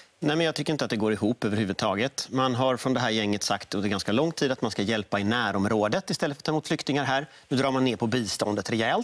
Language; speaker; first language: Swedish; native; Swedish